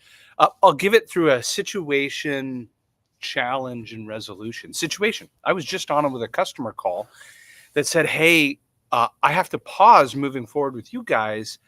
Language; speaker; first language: English; native; English